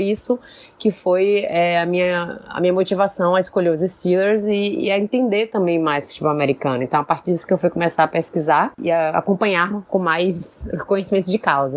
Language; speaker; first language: Portuguese; native; Portuguese